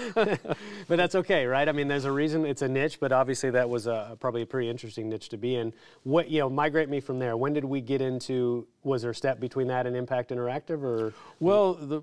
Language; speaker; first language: English; native; English